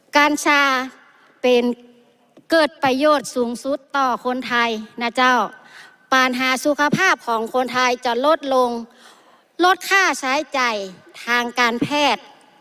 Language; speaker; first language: Thai; native; Thai